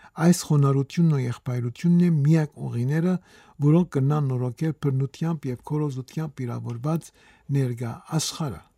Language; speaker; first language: Armenian; early bilingual, heritage; Armenian